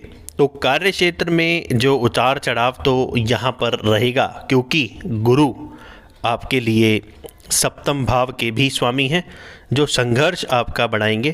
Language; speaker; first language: Hindi; native; Hindi